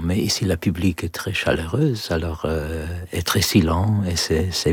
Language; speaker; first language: French; non-native, learner; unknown